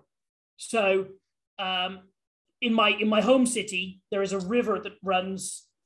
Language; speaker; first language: English; native; English